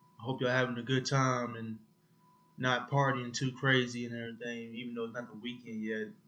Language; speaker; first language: English; native; English